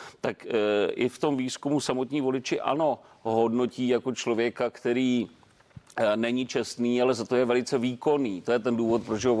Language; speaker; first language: Czech; native; Czech